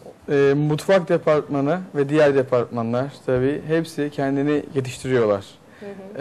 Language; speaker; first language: Turkish; native; Turkish